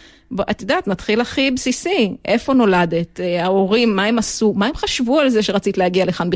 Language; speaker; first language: Hebrew; native; Hebrew